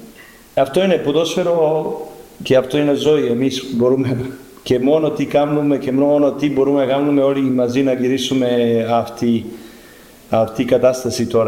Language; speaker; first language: Greek; non-native, learner; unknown